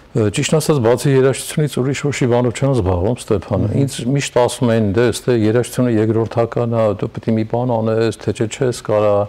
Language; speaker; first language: Armenian; native; Armenian